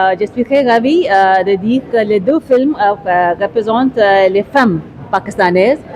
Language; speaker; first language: French; non-native, fluent; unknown